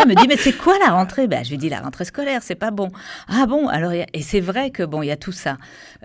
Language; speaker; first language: French; native; French